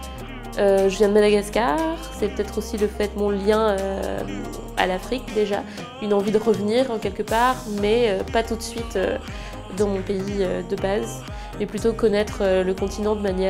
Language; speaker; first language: French; non-native, local second language; Malagasy